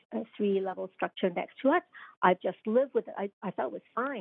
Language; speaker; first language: English; non-native, local second language; Cantonese